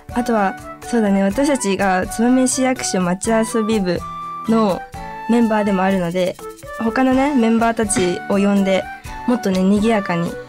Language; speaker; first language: Japanese; native; Japanese